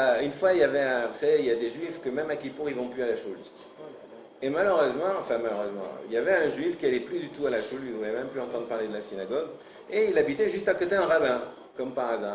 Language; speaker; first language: French; native; French